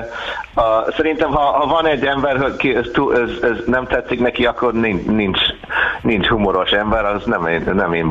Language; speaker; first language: Hungarian; non-native, learner; English